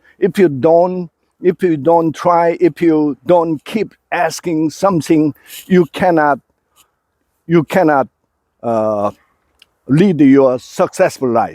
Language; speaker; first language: English; non-native, fluent; Korean